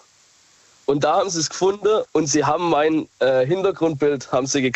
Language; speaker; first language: German; native; German